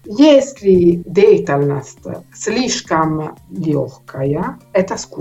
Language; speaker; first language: Russian; non-native, learner; Italian